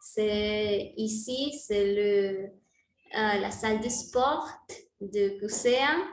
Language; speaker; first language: French; non-native, learner; Spanish